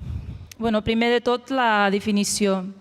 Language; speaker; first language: Catalan; non-native, fluent; Arabic